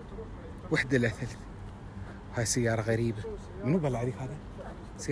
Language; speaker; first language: Arabic; native; Arabic